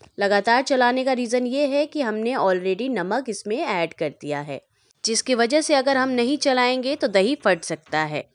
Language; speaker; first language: Hindi; native; Hindi